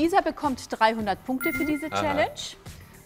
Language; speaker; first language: German; native; German